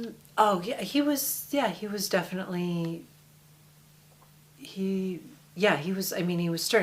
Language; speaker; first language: English; native; English